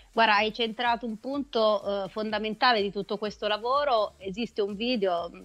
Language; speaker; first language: Italian; native; Italian